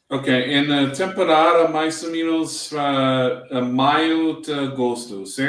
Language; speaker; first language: Portuguese; non-native, learner; English